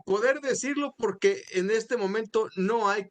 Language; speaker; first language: Spanish; native; Spanish